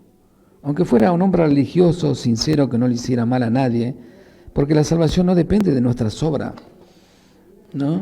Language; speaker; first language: Spanish; native; Spanish